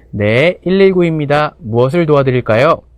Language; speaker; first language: Korean; native; Korean